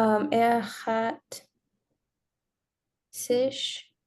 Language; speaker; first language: German; non-native, learner; Spanish